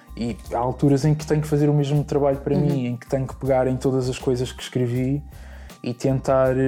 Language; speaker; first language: Portuguese; native; Portuguese